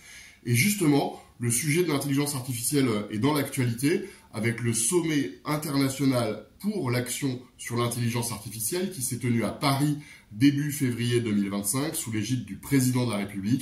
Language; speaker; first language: French; native; French